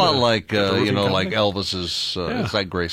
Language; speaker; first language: English; native; English